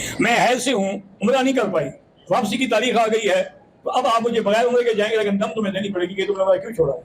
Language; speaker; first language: Urdu; native; Urdu